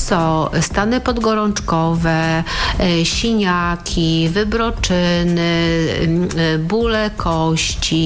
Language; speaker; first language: Polish; native; Polish